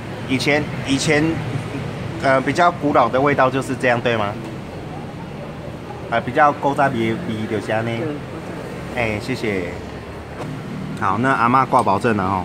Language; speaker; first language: Chinese; native; Chinese